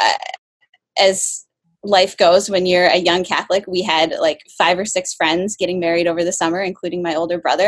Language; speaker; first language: English; native; English